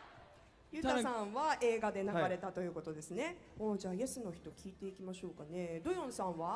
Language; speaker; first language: Japanese; native; Japanese